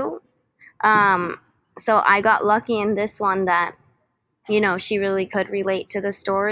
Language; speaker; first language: English; native; English